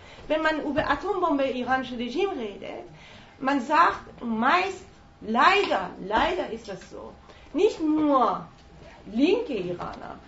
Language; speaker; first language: German; non-native, fluent; Persian